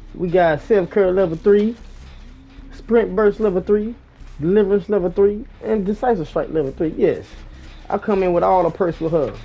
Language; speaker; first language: English; native; English